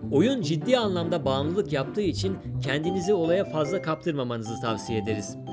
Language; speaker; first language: Turkish; native; Turkish